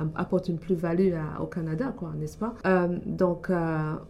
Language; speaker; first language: French; non-native, local second language; Rundi